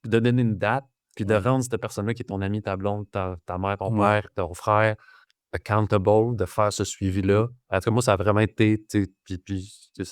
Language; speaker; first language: French; native; French